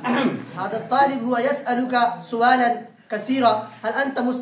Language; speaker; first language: Arabic; non-native, learner; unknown